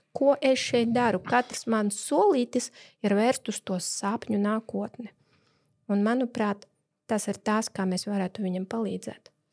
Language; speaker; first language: Latvian; non-native, local second language; Russian